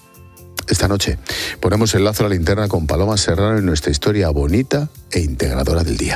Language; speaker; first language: Spanish; native; Spanish